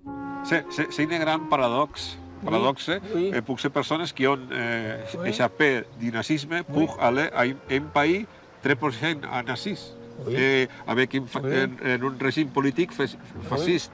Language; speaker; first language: French; non-native, learner; Spanish